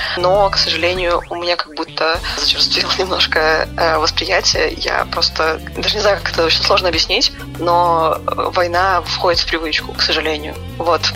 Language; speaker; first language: Russian; native; Russian